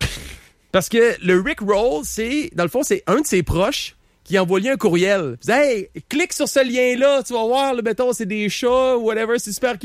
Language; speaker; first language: French; native; French